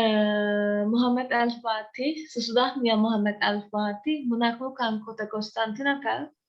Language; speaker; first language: Indonesian; non-native, learner; Turkish